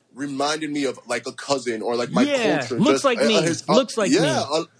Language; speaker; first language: English; early bilingual, other home language; Spanish